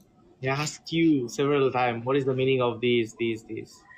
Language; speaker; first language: English; non-native, learner; Bangla